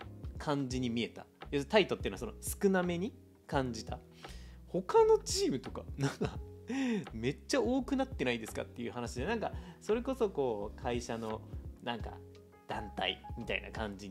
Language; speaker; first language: Japanese; native; Japanese